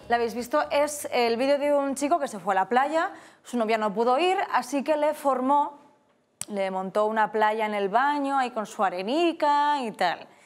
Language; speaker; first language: Spanish; native; Spanish